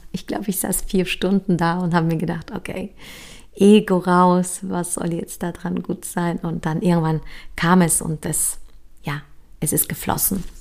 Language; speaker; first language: German; early bilingual, other home language; Polish